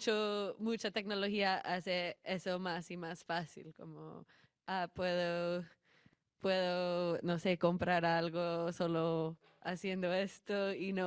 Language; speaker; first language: Spanish; non-native, fluent; English